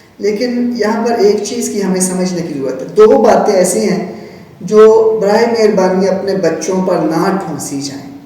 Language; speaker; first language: Urdu; non-native, local second language; Punjabi